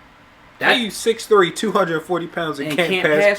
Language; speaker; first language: English; native; English